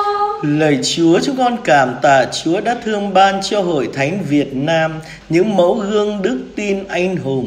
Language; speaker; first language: Vietnamese; native; Vietnamese